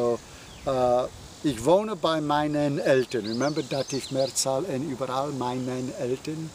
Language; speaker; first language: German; non-native, fluent; English